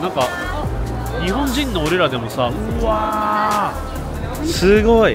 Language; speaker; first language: Japanese; native; Japanese